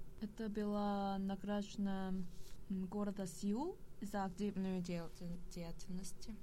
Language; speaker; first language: Russian; non-native, learner; Korean